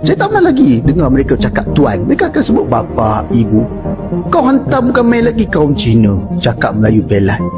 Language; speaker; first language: Malay; native; Malay